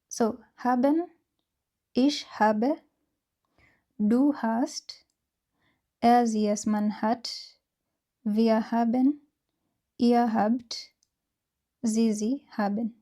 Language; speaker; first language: German; non-native, fluent; English